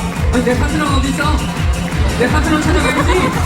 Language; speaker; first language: Korean; native; Korean